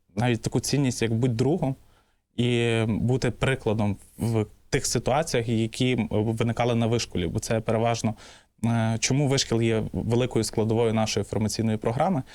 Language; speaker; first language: Ukrainian; native; Ukrainian